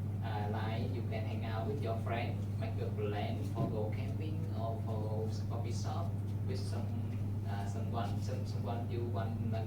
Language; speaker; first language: English; non-native, learner; Vietnamese